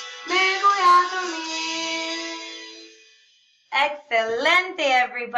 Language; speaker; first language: Spanish; non-native, learner; English